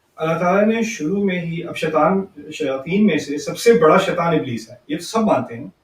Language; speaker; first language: Urdu; early bilingual, heritage; Urdu